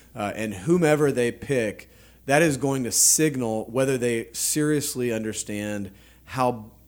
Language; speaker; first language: English; native; English